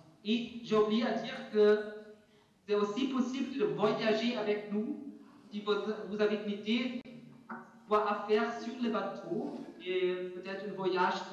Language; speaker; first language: French; non-native, fluent; German